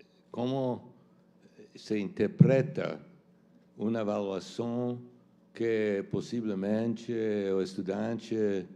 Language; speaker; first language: Portuguese; non-native, fluent; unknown